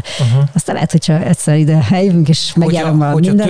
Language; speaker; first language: Hungarian; native; Hungarian